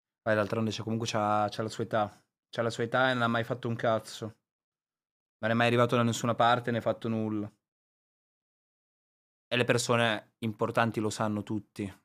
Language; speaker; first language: Italian; native; Italian